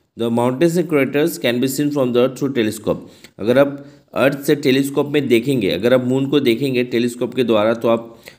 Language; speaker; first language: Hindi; non-native, local second language; Bangla